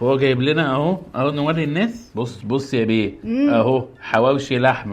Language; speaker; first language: Arabic; native; Arabic